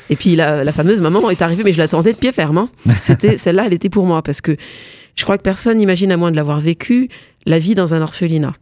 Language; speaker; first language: French; early bilingual, other home language; Morisyen